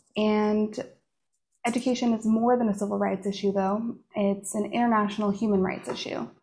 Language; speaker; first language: English; native; English